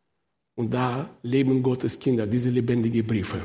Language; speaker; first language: German; non-native, fluent; Russian